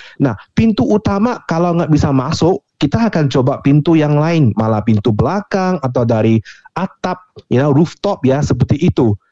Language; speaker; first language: Indonesian; non-native, fluent; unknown